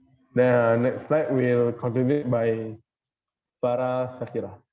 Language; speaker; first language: English; non-native, learner; Indonesian